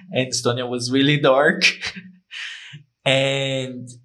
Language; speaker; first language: English; non-native, fluent; Portuguese